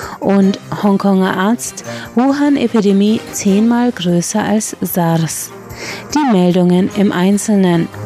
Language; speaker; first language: German; native; German